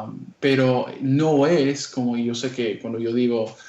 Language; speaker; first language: Spanish; non-native, fluent; English